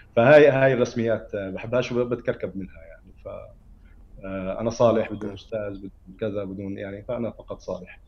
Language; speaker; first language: Arabic; native; Arabic